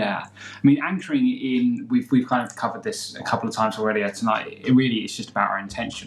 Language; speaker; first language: English; native; English